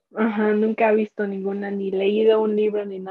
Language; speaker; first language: Spanish; early bilingual, heritage; Spanish